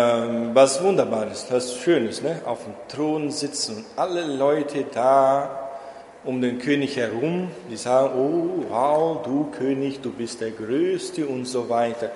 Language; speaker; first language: German; non-native, fluent; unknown